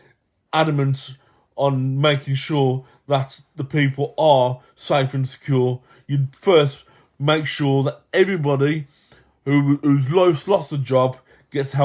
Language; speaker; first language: English; native; English